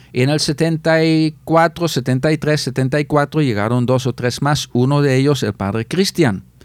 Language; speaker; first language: Spanish; non-native, fluent; Dutch